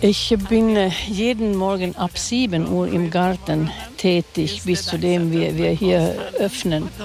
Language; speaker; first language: German; non-native, fluent; Swedish